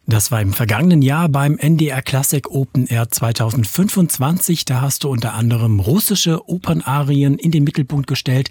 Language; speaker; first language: German; native; German